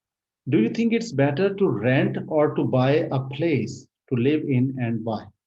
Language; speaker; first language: English; non-native, fluent; Hindi